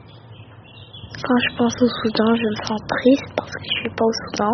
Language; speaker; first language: French; early bilingual, other home language; Arabic